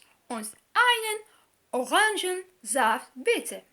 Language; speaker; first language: German; non-native, learner; Arabic